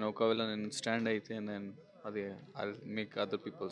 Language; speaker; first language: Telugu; non-native, local second language; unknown